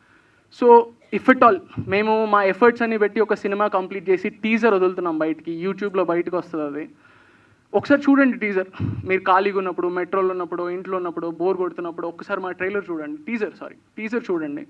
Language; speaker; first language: Telugu; native; Telugu